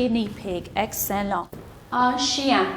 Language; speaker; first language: French; non-native, fluent; English